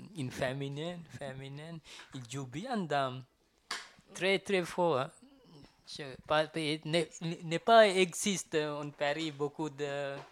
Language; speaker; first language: French; non-native, learner; Tamil